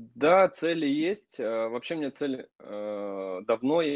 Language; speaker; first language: Russian; native; Russian